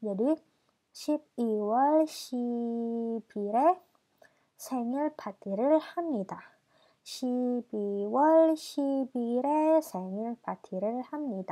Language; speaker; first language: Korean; non-native, fluent; Indonesian